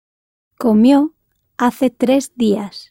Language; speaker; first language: Spanish; non-native, learner; English